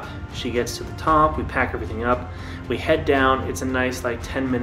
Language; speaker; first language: English; native; English